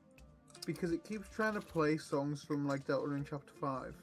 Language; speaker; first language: English; native; English